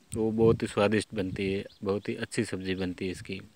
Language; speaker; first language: Hindi; native; Hindi